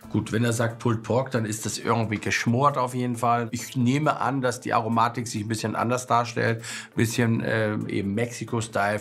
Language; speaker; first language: German; native; German